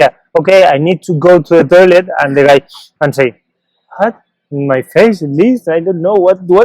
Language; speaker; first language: English; non-native, learner; Spanish